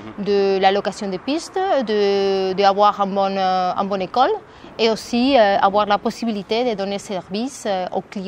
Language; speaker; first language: French; non-native, fluent; Spanish